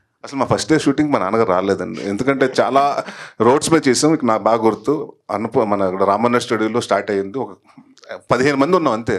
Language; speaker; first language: Telugu; native; Telugu